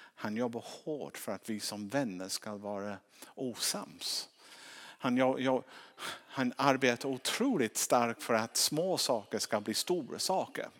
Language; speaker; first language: Swedish; non-native, fluent; English